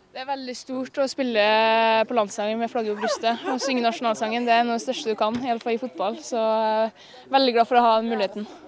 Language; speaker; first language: Norwegian; native; Norwegian